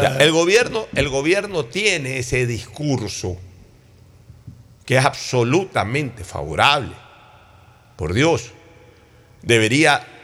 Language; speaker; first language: Spanish; native; Spanish